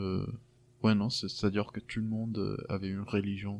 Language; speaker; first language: French; non-native, fluent; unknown